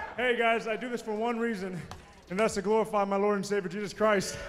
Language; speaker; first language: English; native; English